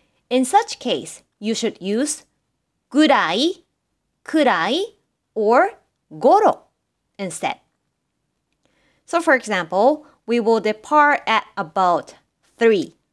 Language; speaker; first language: English; non-native, fluent; Japanese